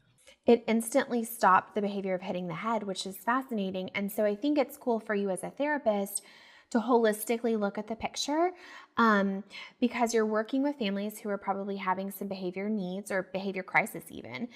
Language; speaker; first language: English; native; English